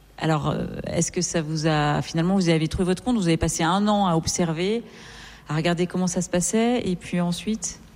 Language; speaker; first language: French; native; French